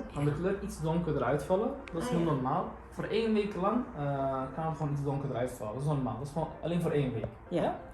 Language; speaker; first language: Dutch; non-native, learner; Turkish